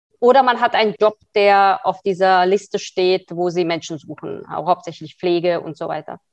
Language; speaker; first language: German; early bilingual, other home language; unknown